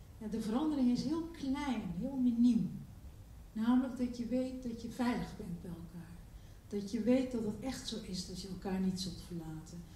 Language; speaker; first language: Dutch; early bilingual, other home language; Turkish